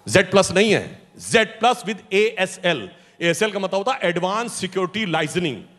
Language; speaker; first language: Hindi; native; Hindi